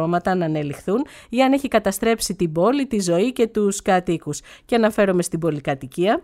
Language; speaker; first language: Greek; native; Greek